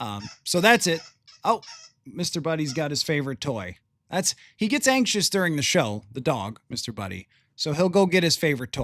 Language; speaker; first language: English; native; English